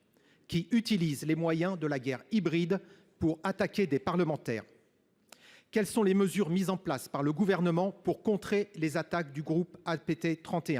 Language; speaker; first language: French; native; French